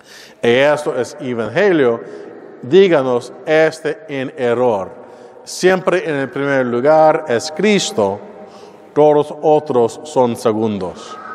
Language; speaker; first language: Spanish; non-native, learner; English